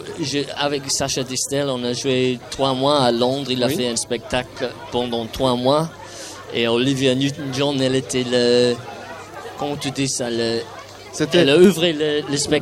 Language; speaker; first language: French; non-native, fluent; English